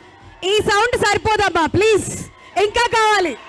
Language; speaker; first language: Telugu; native; Telugu